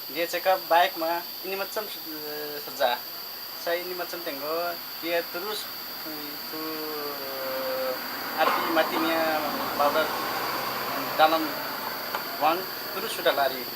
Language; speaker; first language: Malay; non-native, learner; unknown